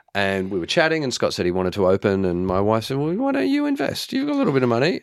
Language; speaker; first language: English; native; English